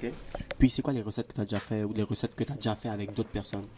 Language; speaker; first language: French; native; French